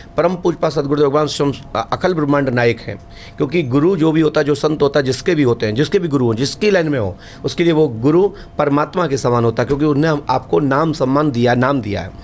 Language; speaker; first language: Hindi; native; Hindi